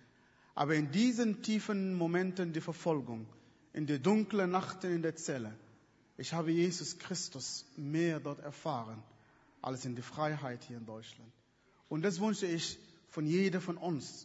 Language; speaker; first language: German; non-native, fluent; Arabic